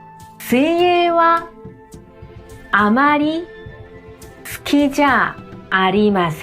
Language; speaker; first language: Japanese; non-native, fluent; Korean